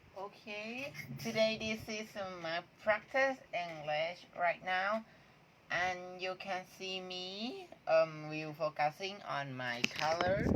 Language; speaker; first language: English; non-native, learner; Thai